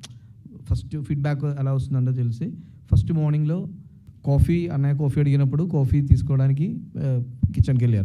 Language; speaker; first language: Telugu; non-native, local second language; Malayalam